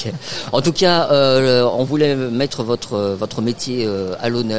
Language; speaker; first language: French; native; French